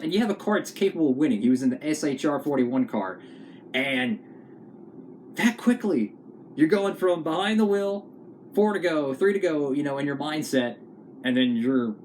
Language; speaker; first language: English; native; English